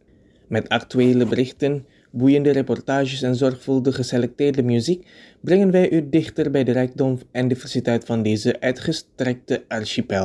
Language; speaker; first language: Dutch; non-native, fluent; Indonesian